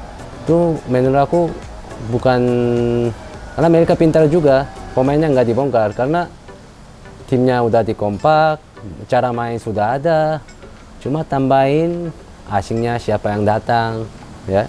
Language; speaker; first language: Indonesian; non-native, fluent; Korean